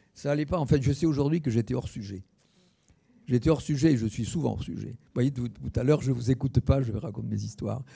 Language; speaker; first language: French; native; French